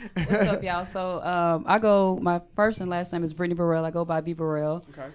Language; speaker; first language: English; native; English